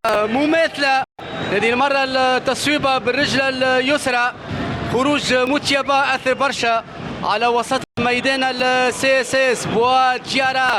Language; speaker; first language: Arabic; native; Arabic